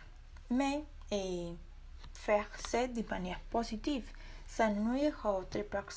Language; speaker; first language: French; non-native, learner; Spanish